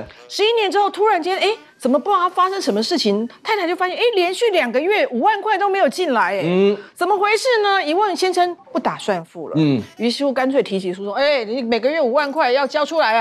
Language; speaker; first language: Chinese; native; Chinese